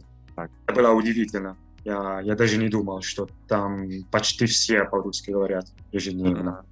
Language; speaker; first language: Russian; non-native, fluent; Italian